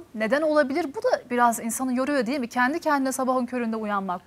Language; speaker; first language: Turkish; native; Turkish